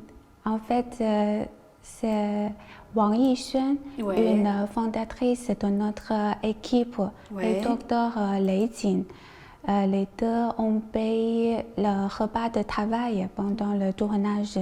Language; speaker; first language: French; non-native, learner; Chinese